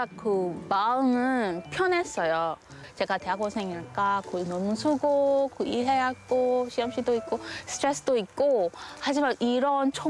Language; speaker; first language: Korean; non-native, learner; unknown